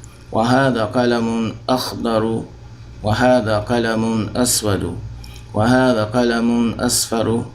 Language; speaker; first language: Arabic; non-native, fluent; English